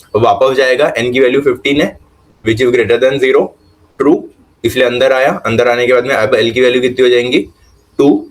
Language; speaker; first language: Hindi; non-native, local second language; Marathi